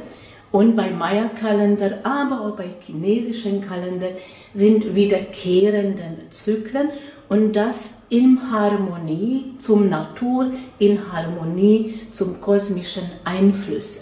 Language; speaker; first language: German; non-native, fluent; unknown